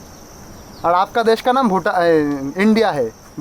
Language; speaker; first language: Hindi; non-native, local second language; Bangla